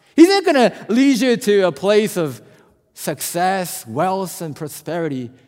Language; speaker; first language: English; non-native, fluent; Japanese